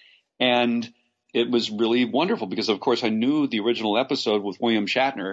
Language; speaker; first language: English; native; English